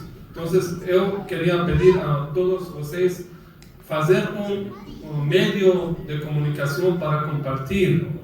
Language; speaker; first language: Spanish; non-native, fluent; Persian